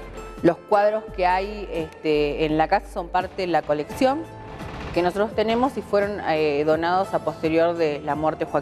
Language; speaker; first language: Spanish; native; Spanish